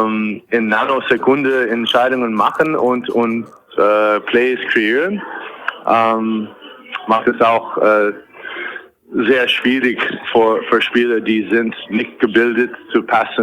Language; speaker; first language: German; non-native, fluent; English